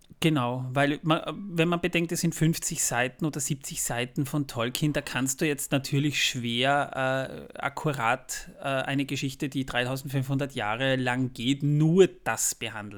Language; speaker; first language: German; native; German